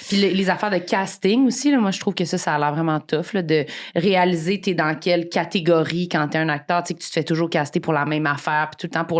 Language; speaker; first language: French; native; French